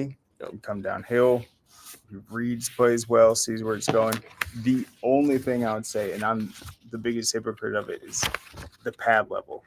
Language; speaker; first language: English; native; English